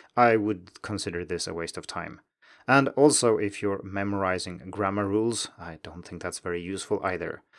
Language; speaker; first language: English; non-native, fluent; Swedish